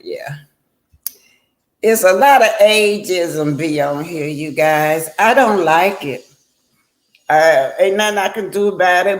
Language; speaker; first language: English; native; English